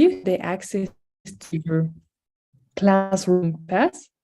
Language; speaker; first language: English; non-native, fluent; Spanish